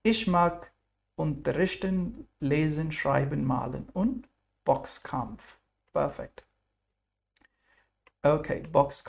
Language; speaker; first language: German; non-native, fluent; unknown